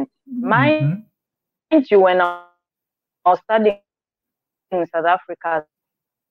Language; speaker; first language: English; non-native, local second language; Nyanja